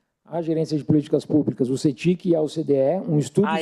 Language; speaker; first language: Portuguese; native; Portuguese